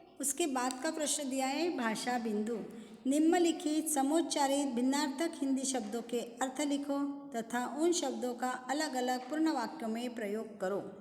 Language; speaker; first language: Hindi; non-native, local second language; Marathi